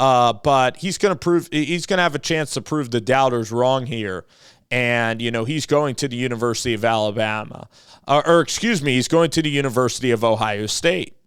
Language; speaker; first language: English; native; English